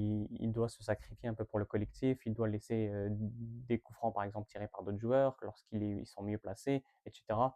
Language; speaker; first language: French; native; French